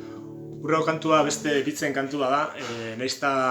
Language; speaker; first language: Basque; native; Basque